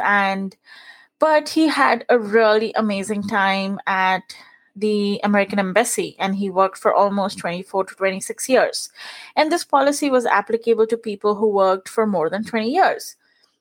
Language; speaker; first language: English; non-native, local second language; Punjabi